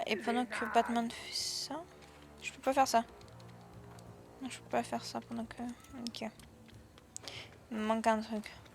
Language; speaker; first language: French; native; French